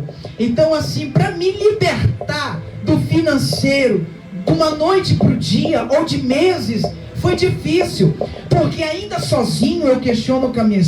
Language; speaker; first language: Portuguese; native; Portuguese